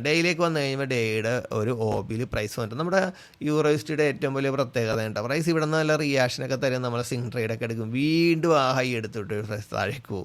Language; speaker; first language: Malayalam; native; Malayalam